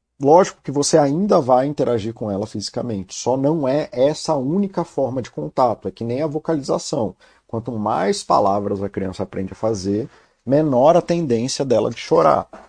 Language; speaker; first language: Portuguese; native; Portuguese